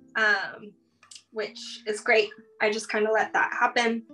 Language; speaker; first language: English; native; English